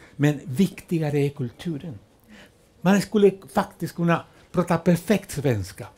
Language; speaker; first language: Swedish; non-native, fluent; Spanish